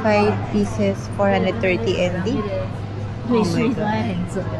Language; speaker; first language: English; non-native, local second language; Filipino